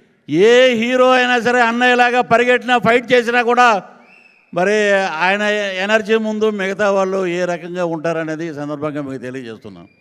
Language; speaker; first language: Telugu; native; Telugu